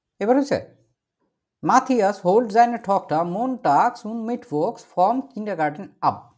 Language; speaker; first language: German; non-native, fluent; Bangla